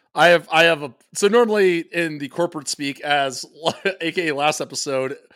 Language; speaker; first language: English; native; English